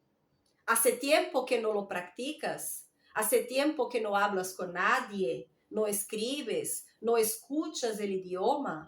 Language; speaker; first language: Spanish; non-native, fluent; Portuguese